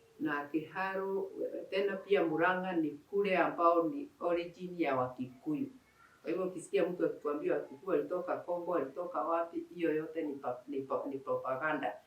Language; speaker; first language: Swahili; non-native, local second language; Kikuyu